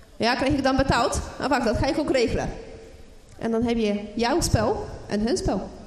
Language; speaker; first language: Dutch; non-native, fluent; Polish